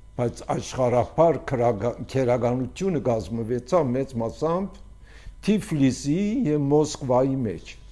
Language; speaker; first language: Armenian; early bilingual, heritage; Armenian